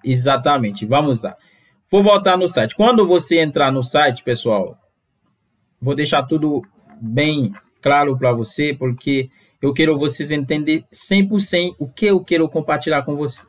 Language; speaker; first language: Portuguese; non-native, fluent; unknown